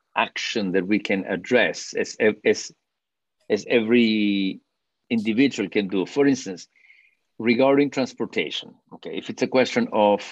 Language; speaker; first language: English; non-native, fluent; Spanish